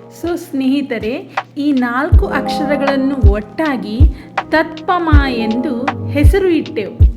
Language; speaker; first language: Kannada; native; Kannada